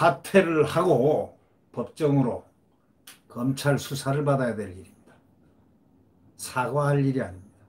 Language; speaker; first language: Korean; native; Korean